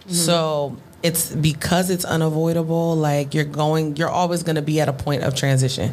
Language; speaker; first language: English; native; English